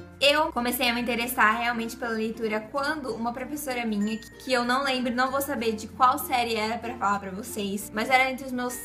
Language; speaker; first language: Portuguese; native; Portuguese